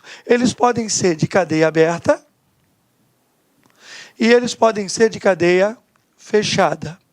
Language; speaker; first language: Portuguese; native; Portuguese